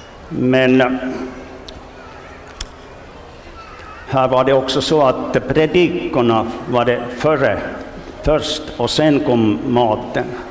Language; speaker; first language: Swedish; non-native, local second language; Finnish